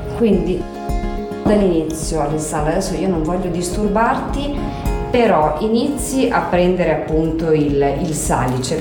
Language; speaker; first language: Italian; native; Italian